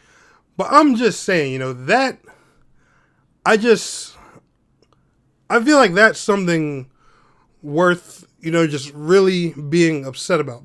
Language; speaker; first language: English; native; English